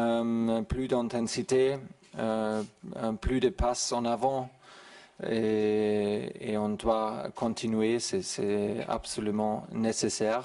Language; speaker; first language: French; non-native, learner; German